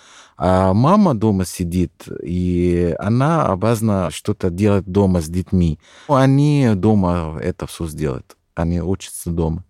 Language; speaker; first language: Russian; non-native, fluent; Arabic